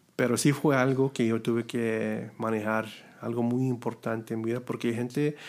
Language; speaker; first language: Spanish; early bilingual, heritage; Spanish